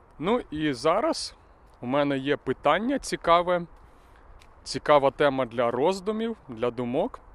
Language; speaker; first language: Ukrainian; native; Ukrainian